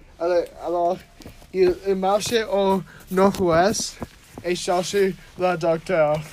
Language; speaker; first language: French; non-native, learner; English